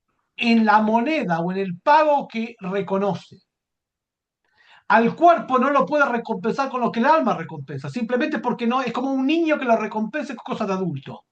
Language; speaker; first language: Spanish; native; Spanish